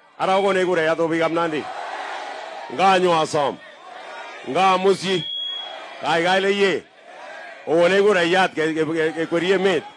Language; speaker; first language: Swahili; non-native, local second language; Kalenjin